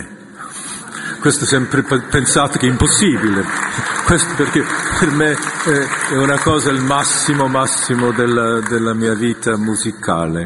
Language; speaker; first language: Italian; non-native, fluent; Korean